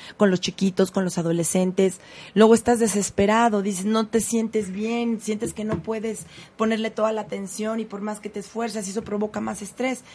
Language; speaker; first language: Spanish; native; Spanish